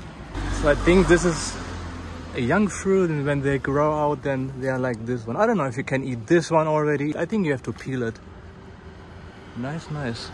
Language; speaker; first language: English; non-native, fluent; German